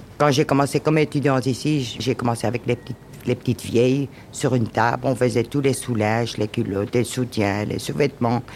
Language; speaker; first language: French; native; French